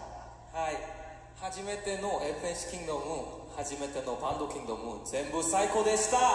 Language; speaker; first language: Japanese; non-native, learner; Korean